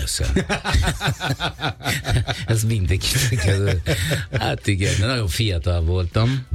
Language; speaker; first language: Hungarian; non-native, fluent; Italian